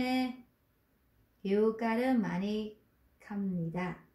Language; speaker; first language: Korean; non-native, fluent; Vietnamese